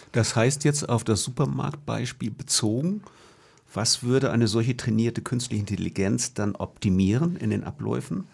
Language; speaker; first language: German; native; German